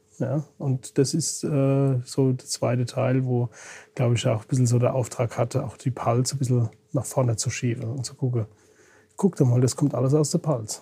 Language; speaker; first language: German; native; German